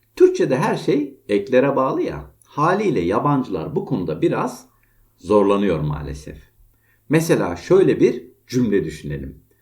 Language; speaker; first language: Turkish; native; Turkish